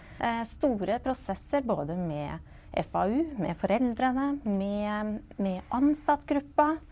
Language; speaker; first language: Norwegian; native; Norwegian